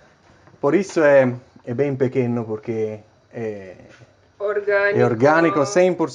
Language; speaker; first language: Portuguese; non-native, fluent; Italian